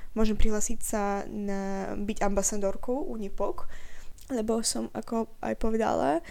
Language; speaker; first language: Slovak; non-native, fluent; Russian